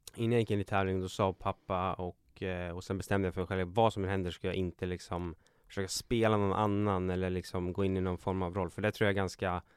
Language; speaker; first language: Swedish; native; Swedish